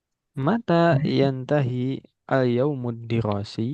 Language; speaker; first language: Arabic; non-native, fluent; Indonesian